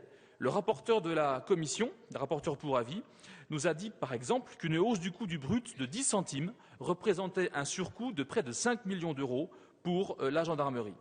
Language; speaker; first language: French; native; French